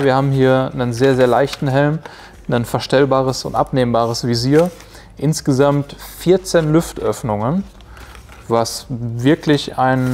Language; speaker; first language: German; native; German